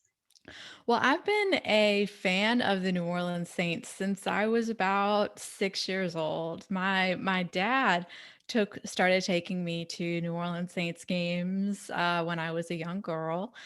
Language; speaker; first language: English; native; English